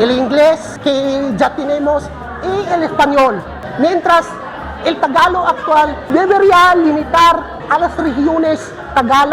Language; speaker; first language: Spanish; non-native, fluent; Filipino